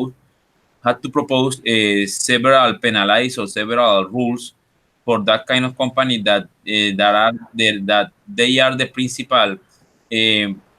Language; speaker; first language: English; non-native, learner; Spanish